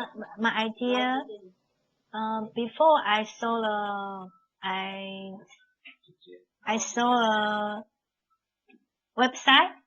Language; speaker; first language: English; non-native, learner; Chinese